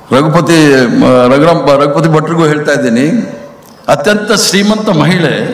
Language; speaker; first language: Kannada; native; Kannada